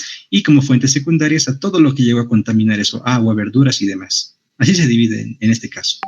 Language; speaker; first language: Spanish; native; Spanish